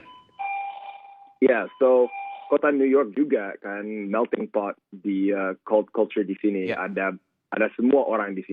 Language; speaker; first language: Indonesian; early bilingual, heritage; Indonesian